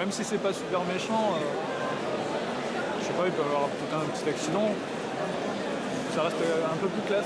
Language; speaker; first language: French; native; French